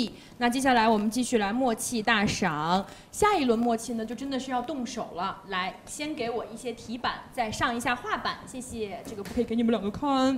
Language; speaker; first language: Chinese; native; Chinese